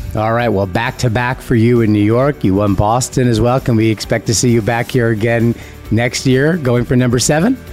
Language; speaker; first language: English; native; English